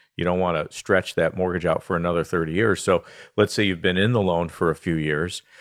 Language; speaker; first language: English; native; English